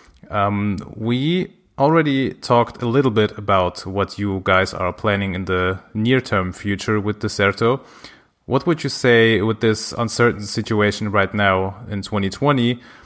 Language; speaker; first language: English; non-native, fluent; German